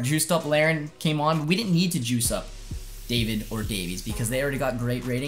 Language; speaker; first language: English; native; English